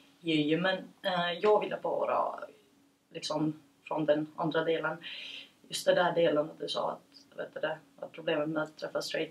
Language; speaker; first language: Swedish; early bilingual, other home language; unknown